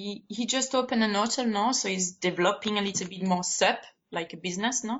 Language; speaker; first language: English; non-native, fluent; Spanish